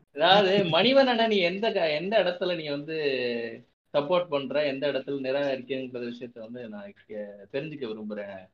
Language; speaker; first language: Tamil; native; Tamil